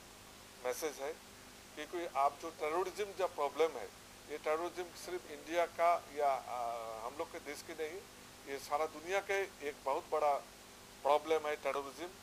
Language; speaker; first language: Hindi; non-native, local second language; Assamese